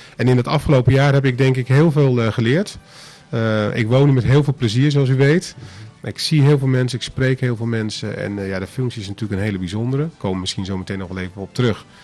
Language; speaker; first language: Dutch; non-native, local second language; Papiamento